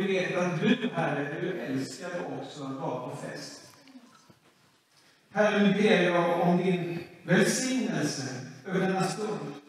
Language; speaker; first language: Swedish; non-native, fluent; Swahili